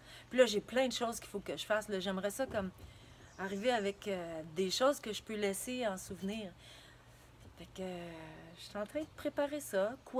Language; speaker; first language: French; native; French